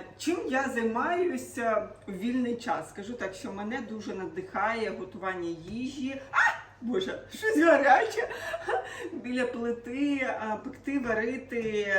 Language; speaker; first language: Ukrainian; non-native, local second language; Russian